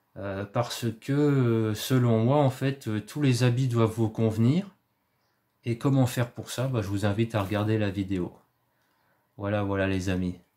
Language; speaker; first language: French; native; French